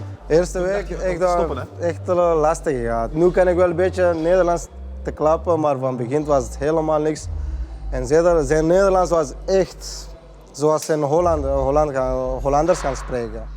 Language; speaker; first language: Dutch; non-native, learner; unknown